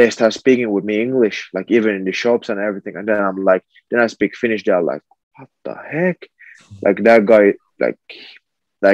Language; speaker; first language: English; non-native, fluent; Finnish